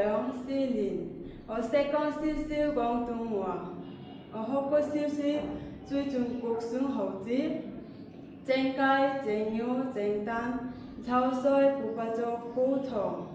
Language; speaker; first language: Cantonese; non-native, learner; Bangla